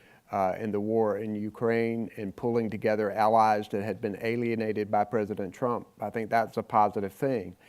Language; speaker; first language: English; native; English